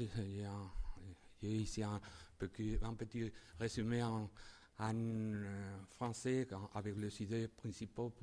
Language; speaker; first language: French; non-native, learner; Spanish